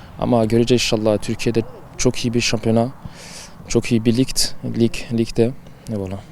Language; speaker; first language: Turkish; early bilingual, heritage; Turkish